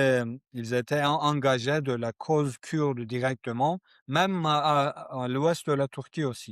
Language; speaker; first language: French; non-native, learner; Kurdish